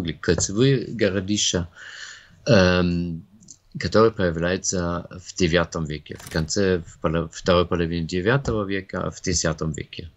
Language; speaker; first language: Russian; non-native, fluent; German